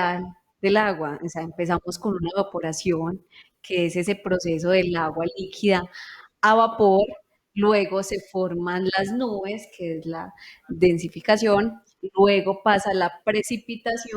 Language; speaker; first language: Spanish; native; Spanish